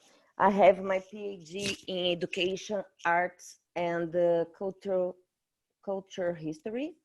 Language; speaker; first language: English; non-native, fluent; Portuguese